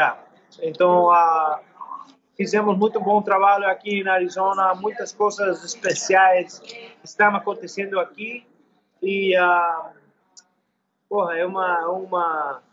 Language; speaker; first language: Portuguese; non-native, learner; English